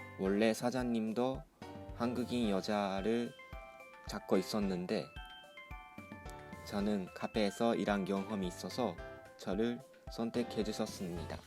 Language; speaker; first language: Korean; non-native, fluent; Japanese